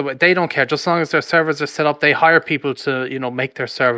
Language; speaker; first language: English; native; English